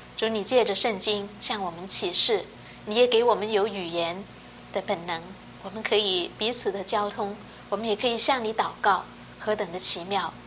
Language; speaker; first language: Chinese; non-native, local second language; Cantonese